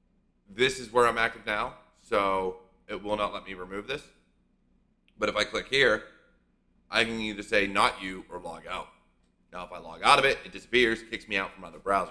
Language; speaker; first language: English; native; English